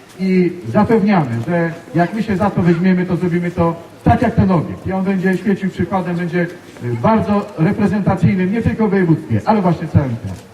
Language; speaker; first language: Polish; native; Polish